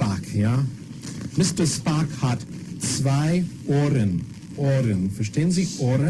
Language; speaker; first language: German; non-native, fluent; English